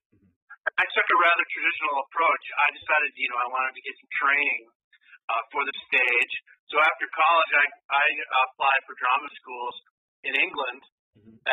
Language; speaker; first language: English; native; English